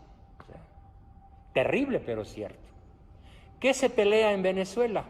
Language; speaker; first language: Spanish; native; Spanish